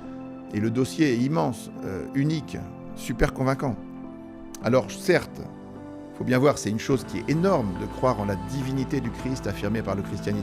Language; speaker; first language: French; native; French